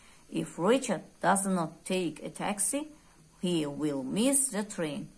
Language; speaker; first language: English; non-native, fluent; Azerbaijani